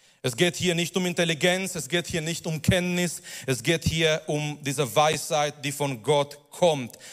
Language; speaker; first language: German; non-native, fluent; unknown